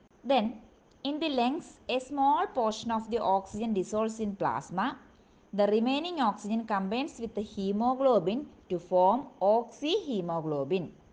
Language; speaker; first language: English; non-native, local second language; Malayalam